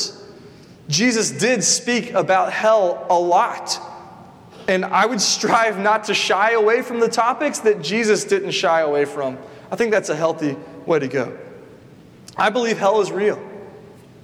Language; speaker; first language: English; native; English